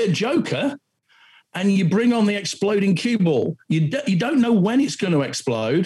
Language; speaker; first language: English; native; English